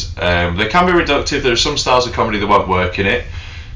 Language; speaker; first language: English; native; English